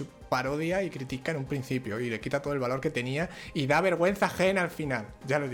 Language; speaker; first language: Spanish; native; Spanish